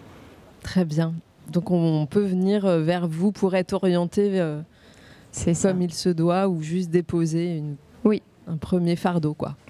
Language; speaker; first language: French; native; French